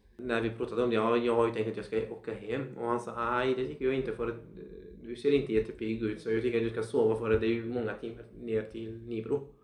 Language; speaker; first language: Swedish; non-native, fluent; Central Kurdish